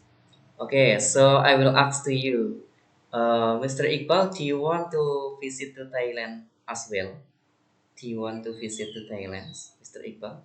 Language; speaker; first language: English; non-native, fluent; Indonesian